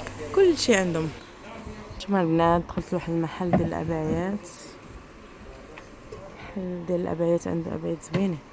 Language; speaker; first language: Arabic; native; Arabic